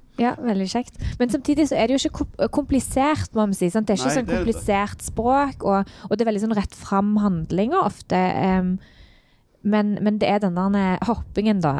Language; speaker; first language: Norwegian; native; Norwegian